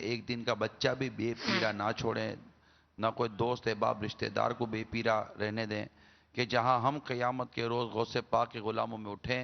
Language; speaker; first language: Urdu; native; Urdu